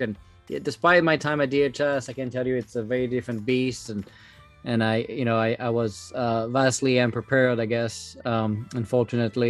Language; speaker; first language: English; non-native, fluent; French